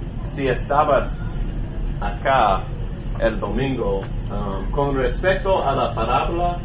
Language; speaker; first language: Spanish; non-native, learner; English